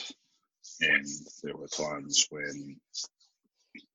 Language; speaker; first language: English; native; English